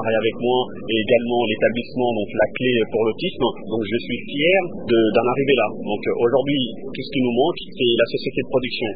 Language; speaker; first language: French; early bilingual, other home language; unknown